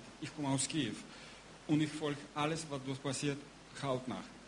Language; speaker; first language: German; non-native, learner; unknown